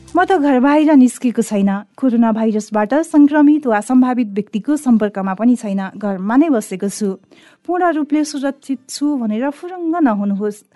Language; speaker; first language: Nepali; native; Nepali